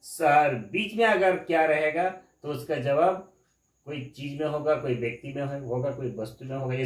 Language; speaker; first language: Hindi; non-native, local second language; Bangla